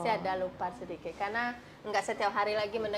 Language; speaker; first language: Indonesian; native; Indonesian